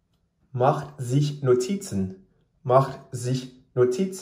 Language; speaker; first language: German; non-native, fluent; English